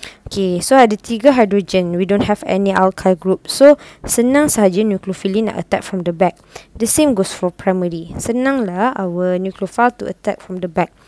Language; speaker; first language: English; non-native, local second language; Malay